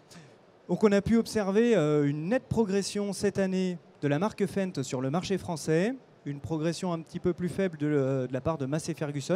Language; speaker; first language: French; native; French